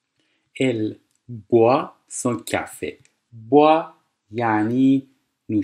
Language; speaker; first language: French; non-native, fluent; Persian